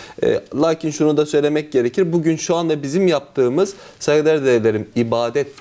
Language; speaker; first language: Turkish; native; Turkish